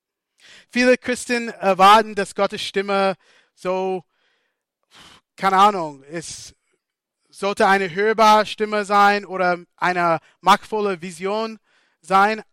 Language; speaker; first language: German; non-native, fluent; English